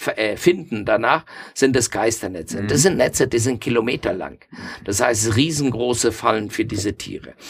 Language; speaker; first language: German; non-native, fluent; Spanish